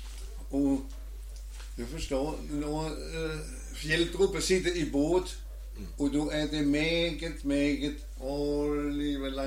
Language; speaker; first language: Swedish; non-native, learner; German